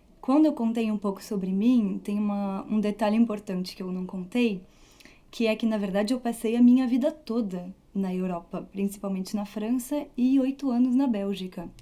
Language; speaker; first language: Portuguese; early bilingual, heritage; Portuguese